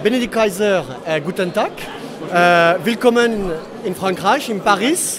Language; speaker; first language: German; non-native, learner; French